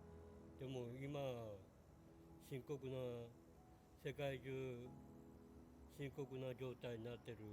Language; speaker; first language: Japanese; native; Japanese